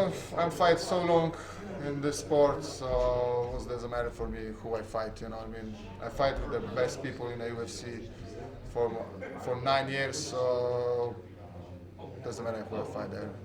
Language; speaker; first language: English; non-native, fluent; Polish